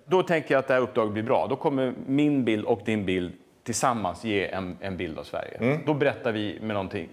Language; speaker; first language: Swedish; native; Swedish